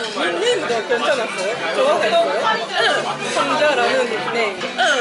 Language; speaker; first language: Korean; non-native, learner; Japanese